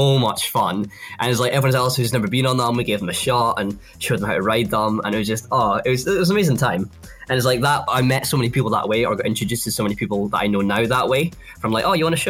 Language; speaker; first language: English; native; English